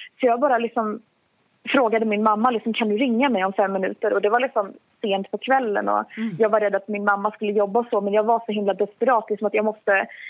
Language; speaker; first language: Swedish; native; Swedish